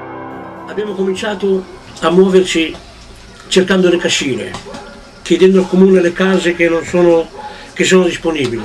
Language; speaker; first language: Italian; native; Italian